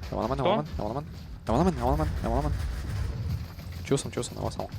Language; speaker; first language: Bulgarian; native; Bulgarian